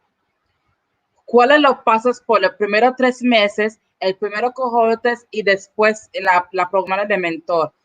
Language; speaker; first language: Spanish; non-native, learner; English